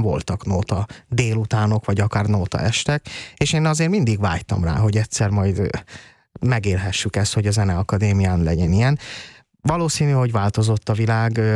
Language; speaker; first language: Hungarian; native; Hungarian